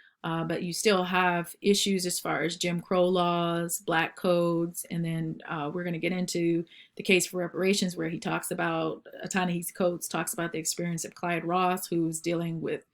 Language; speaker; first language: English; native; English